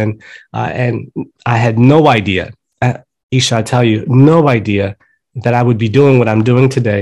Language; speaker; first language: English; early bilingual, other home language; Spanish